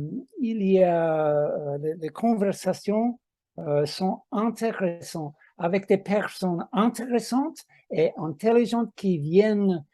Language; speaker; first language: French; non-native, fluent; English